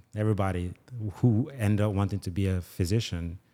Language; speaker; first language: English; non-native, local second language; Igbo